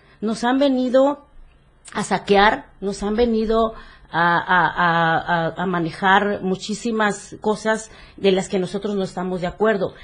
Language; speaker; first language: Spanish; native; Spanish